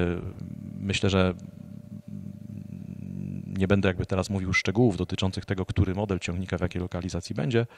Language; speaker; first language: Polish; native; Polish